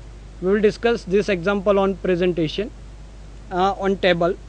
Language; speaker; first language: English; non-native, local second language; Gujarati